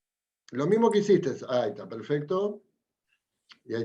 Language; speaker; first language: Spanish; native; Spanish